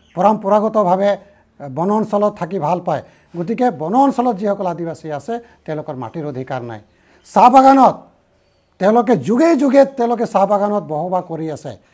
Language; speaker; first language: Assamese; non-native, local second language; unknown